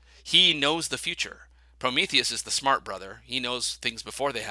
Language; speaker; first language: English; native; English